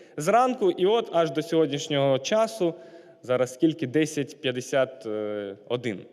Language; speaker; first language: Ukrainian; non-native, local second language; Russian